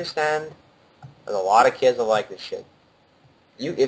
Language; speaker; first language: English; native; English